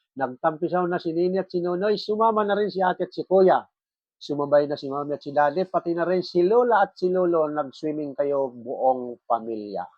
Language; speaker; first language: Filipino; non-native, local second language; Bikol